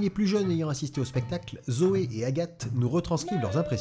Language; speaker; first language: French; native; French